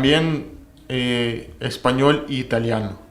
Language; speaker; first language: Spanish; non-native, learner; Russian